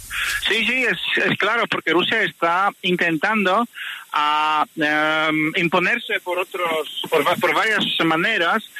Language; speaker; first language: Spanish; non-native, fluent; Polish